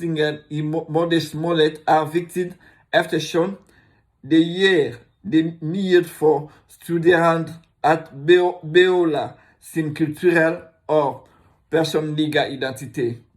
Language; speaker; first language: Swedish; non-native, learner; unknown